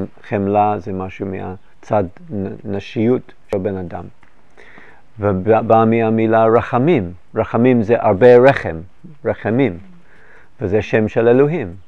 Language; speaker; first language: Hebrew; non-native, fluent; English